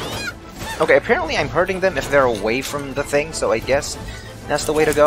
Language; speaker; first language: English; native; English